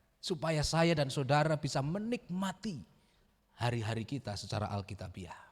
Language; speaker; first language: Indonesian; native; Indonesian